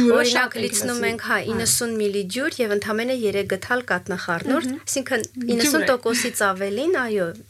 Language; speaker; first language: Armenian; native; Armenian